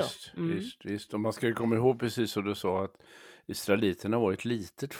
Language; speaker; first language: Swedish; native; Swedish